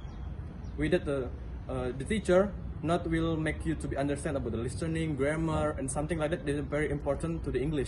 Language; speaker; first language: English; non-native, learner; Indonesian